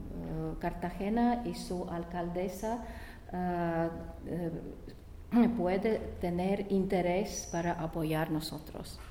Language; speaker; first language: Spanish; non-native, learner; Latvian